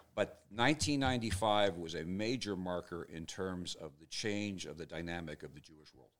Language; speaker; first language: English; native; English